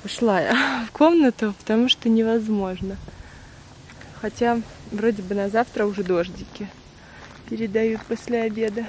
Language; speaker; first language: Russian; native; Russian